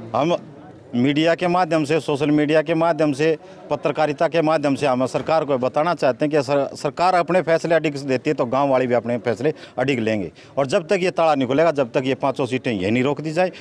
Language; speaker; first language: Hindi; native; Hindi